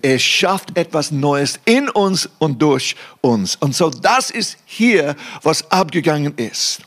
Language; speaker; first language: German; non-native, fluent; English